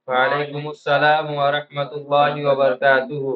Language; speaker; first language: Arabic; non-native, learner; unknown